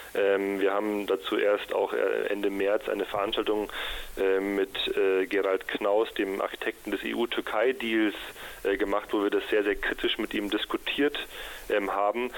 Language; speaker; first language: German; native; German